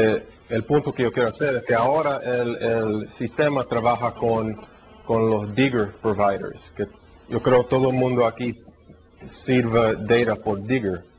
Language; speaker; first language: Spanish; early bilingual, heritage; Spanish